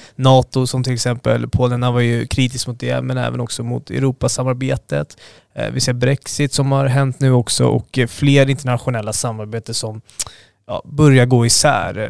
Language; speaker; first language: Swedish; native; Swedish